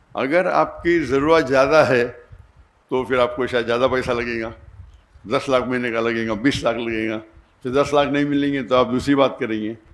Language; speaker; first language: Urdu; non-native, local second language; Konkani